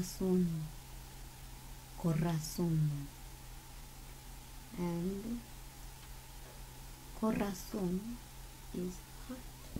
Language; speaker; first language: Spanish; non-native, learner; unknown